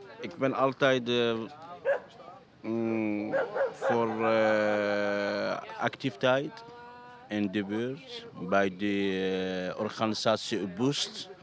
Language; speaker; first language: Dutch; non-native, learner; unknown